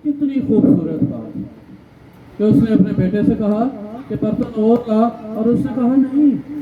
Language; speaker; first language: Urdu; non-native, local second language; Punjabi